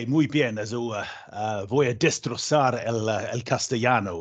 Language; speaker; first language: Spanish; non-native, learner; English